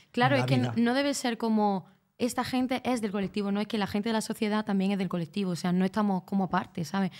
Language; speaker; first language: Spanish; native; Spanish